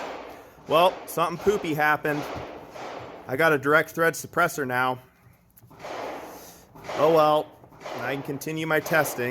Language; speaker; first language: English; native; English